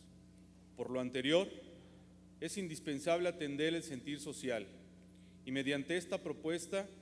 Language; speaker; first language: Spanish; native; Spanish